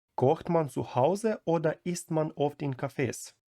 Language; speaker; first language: German; non-native, fluent; Ukrainian